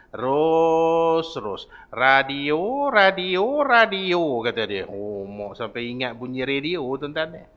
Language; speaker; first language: Malay; native; Malay